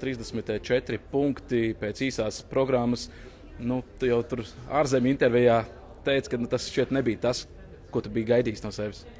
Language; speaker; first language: Latvian; native; Latvian